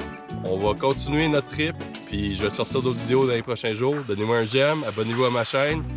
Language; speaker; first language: French; native; French